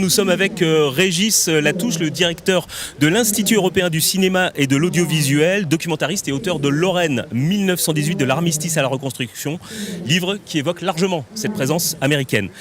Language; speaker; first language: French; native; French